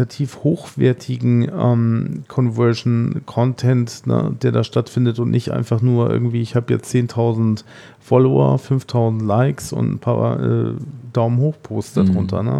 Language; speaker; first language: German; native; German